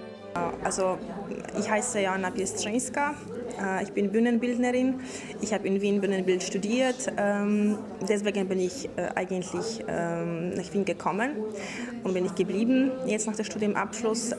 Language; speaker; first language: German; non-native, fluent; Polish